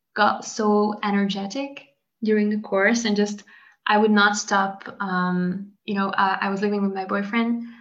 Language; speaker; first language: English; non-native, fluent; Hungarian